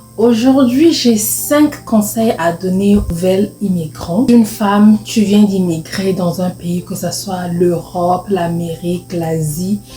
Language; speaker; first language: French; non-native, local second language; Lingala